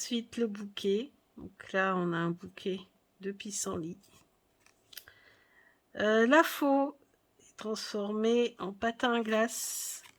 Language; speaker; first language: French; native; French